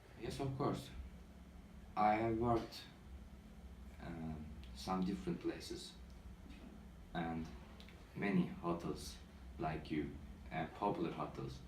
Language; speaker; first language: English; non-native, learner; Turkish